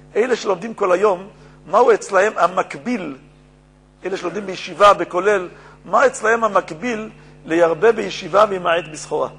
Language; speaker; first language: Hebrew; native; Hebrew